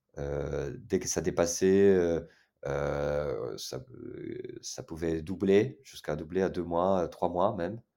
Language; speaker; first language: French; non-native, fluent; Italian